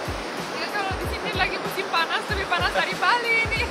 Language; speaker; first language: Indonesian; non-native, fluent; Romanian